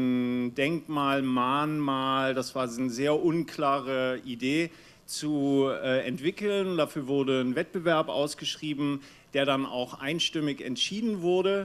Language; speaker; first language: German; native; German